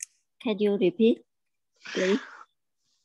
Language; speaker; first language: English; non-native, learner; Vietnamese